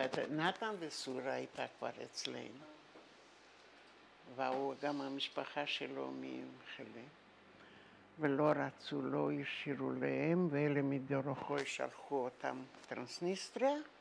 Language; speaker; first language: Hebrew; non-native, fluent; Yiddish